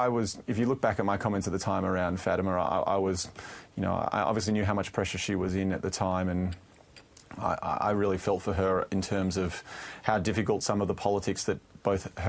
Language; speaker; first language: English; native; English